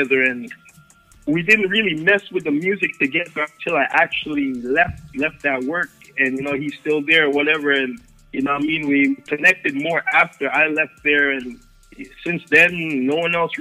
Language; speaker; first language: English; native; English